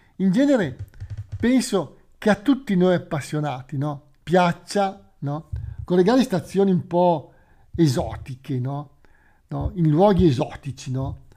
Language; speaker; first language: Italian; native; Italian